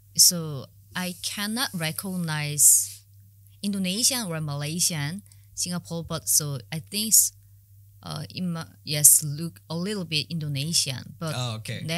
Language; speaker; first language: English; non-native, learner; Korean